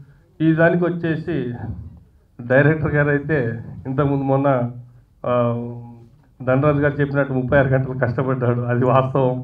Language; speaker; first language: Telugu; native; Telugu